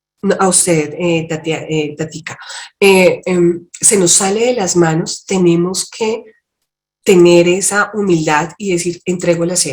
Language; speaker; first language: Spanish; native; Spanish